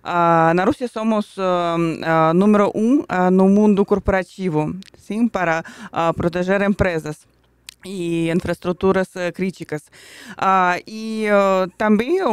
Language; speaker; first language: Portuguese; non-native, fluent; Russian